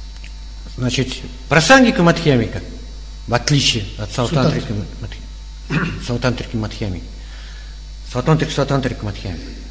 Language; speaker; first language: Russian; native; Russian